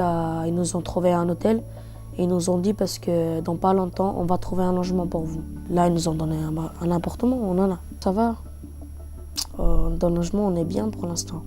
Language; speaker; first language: French; early bilingual, other home language; Bulgarian